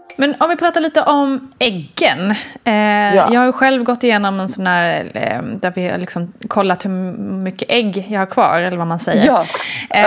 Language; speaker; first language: Swedish; native; Swedish